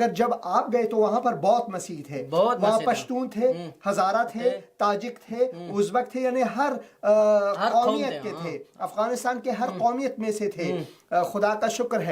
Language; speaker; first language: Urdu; non-native, fluent; Persian